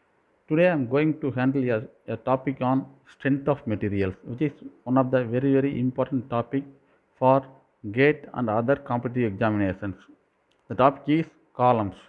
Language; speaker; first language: English; non-native, local second language; Tamil